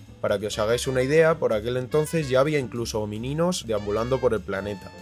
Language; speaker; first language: Spanish; native; Spanish